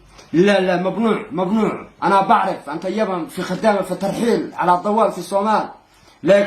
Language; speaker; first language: Arabic; non-native, learner; Somali